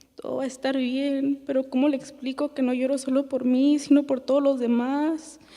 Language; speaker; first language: Spanish; early bilingual, other home language; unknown